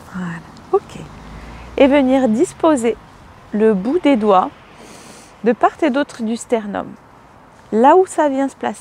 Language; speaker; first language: French; native; French